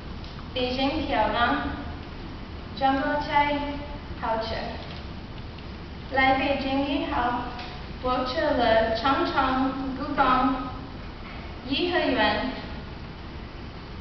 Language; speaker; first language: Chinese; non-native, learner; English